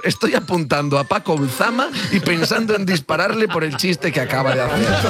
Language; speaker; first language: Spanish; native; Spanish